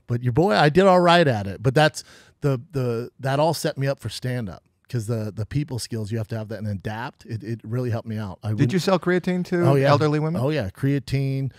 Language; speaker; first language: English; native; English